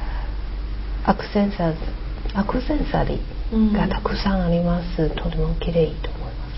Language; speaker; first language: Japanese; non-native, learner; Chinese